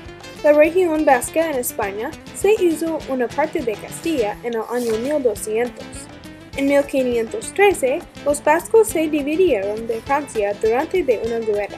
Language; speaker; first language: Spanish; non-native, learner; English